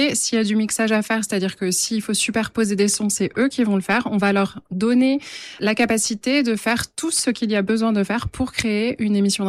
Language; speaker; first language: French; native; French